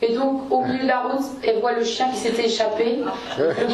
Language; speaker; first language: French; native; French